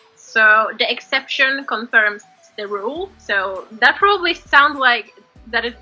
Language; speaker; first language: English; non-native, fluent; Polish